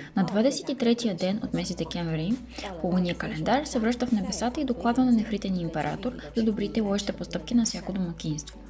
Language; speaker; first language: Bulgarian; non-native, fluent; Chinese